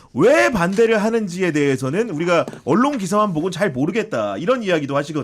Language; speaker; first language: Korean; native; Korean